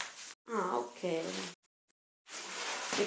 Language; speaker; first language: Italian; native; Italian